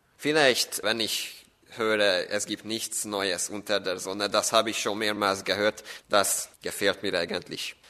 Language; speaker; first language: German; non-native, fluent; Hungarian